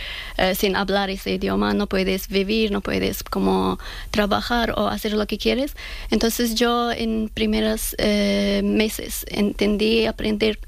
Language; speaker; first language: Spanish; non-native, fluent; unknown